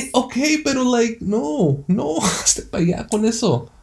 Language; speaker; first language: Spanish; early bilingual, heritage; Spanish